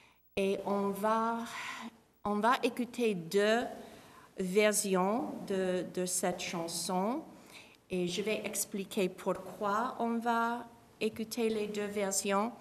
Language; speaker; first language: French; non-native, fluent; English